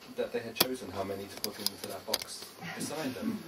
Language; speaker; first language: English; native; English